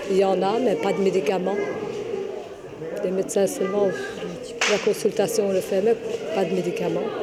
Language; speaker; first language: French; non-native, learner; Albanian